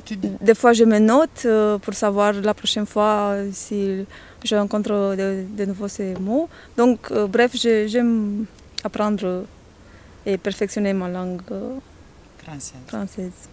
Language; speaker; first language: French; non-native, learner; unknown